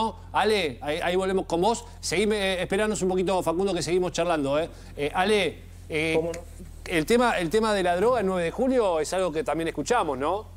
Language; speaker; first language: Spanish; native; Spanish